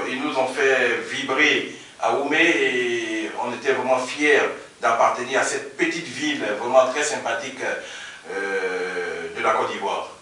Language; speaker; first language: French; native; French